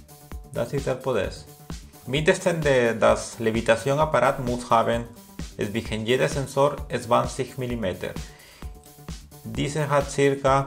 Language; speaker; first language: German; non-native, learner; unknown